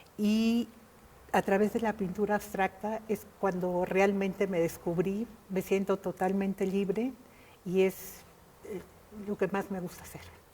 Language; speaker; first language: Spanish; native; Spanish